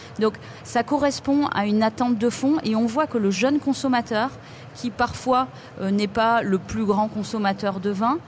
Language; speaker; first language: French; native; French